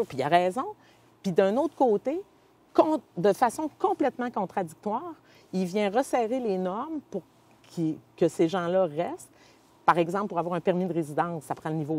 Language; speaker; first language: French; native; French